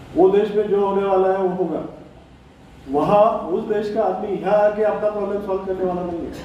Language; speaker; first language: Hindi; non-native, local second language; Marathi